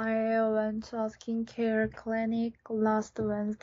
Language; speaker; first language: English; non-native, learner; Japanese